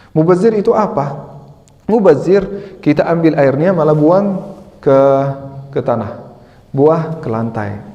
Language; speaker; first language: Indonesian; non-native, fluent; Arabic